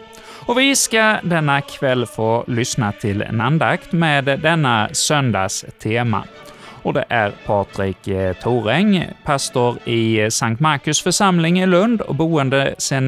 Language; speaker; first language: Swedish; native; Swedish